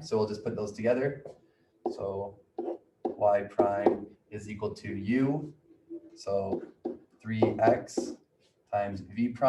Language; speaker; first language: English; native; English